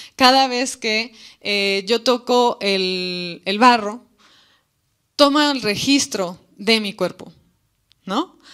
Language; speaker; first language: Spanish; native; Spanish